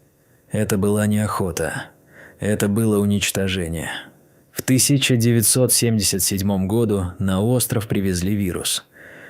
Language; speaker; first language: Russian; native; Russian